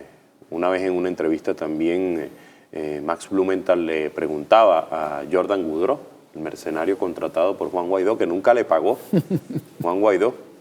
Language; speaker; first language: Spanish; native; Spanish